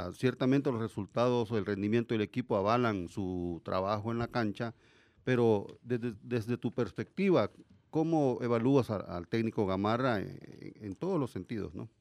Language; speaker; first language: Spanish; native; Spanish